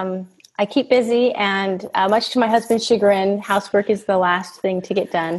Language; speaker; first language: English; native; English